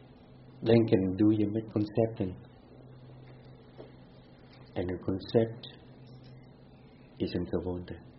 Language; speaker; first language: Dutch; non-native, fluent; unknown